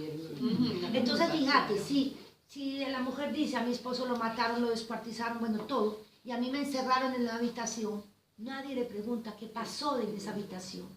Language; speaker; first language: Spanish; native; Spanish